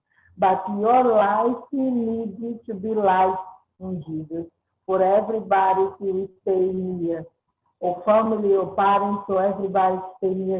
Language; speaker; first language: English; non-native, learner; Portuguese